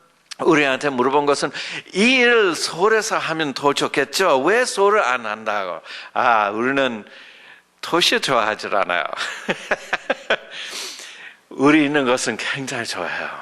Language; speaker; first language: Korean; early bilingual, other home language; English